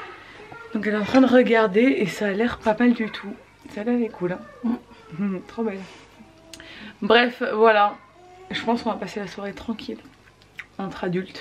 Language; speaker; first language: French; native; French